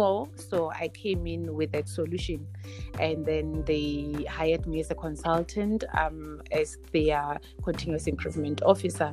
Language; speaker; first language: English; non-native, local second language; Tswana